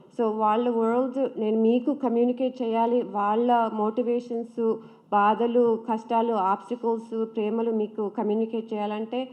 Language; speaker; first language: Telugu; early bilingual, heritage; Telugu